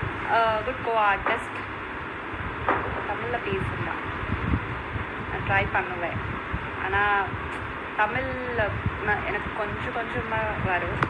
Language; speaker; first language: Tamil; non-native, learner; Kannada